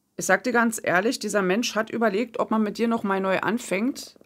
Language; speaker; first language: German; native; German